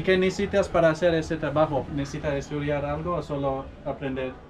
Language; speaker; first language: Spanish; non-native, learner; English